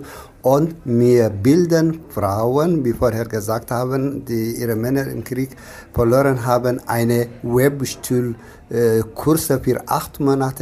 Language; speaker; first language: German; non-native, fluent; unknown